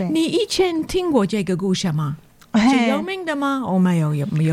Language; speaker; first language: Chinese; non-native, learner; English